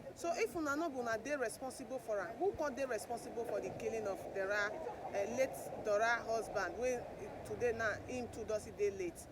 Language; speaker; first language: Nigerian Pidgin; non-native, local second language; Igbo